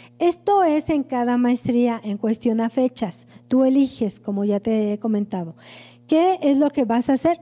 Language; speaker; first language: Spanish; native; Spanish